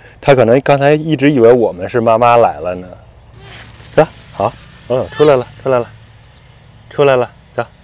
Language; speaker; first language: Chinese; native; Chinese